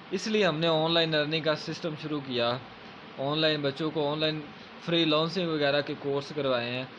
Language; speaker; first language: Urdu; non-native, local second language; Punjabi